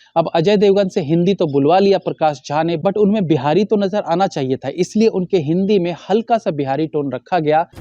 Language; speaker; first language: Hindi; native; Hindi